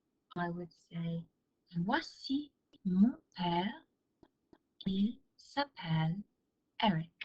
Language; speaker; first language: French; non-native, fluent; English